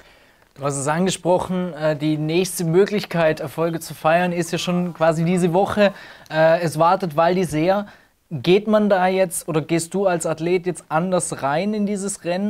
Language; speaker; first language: German; native; German